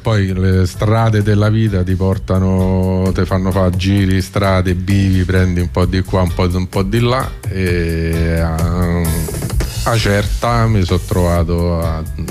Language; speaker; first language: Italian; native; Italian